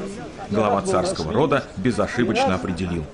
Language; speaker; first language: Russian; native; Russian